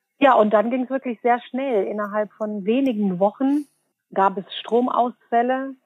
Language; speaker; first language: German; early bilingual, other home language; Bosnian